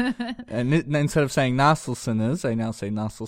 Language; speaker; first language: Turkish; non-native, learner; English